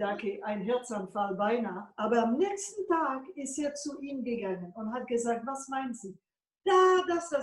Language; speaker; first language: German; non-native, fluent; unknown